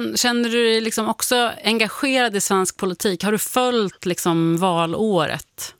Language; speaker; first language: Swedish; native; Swedish